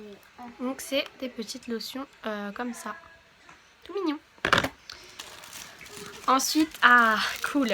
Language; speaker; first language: French; native; French